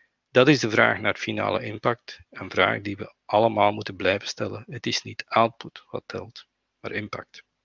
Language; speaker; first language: Dutch; native; Dutch